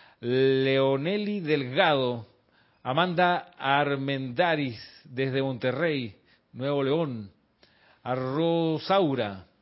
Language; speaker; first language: Spanish; native; Spanish